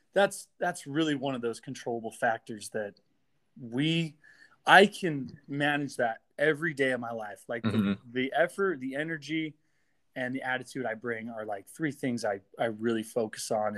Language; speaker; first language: English; native; English